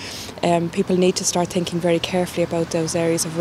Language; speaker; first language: English; native; English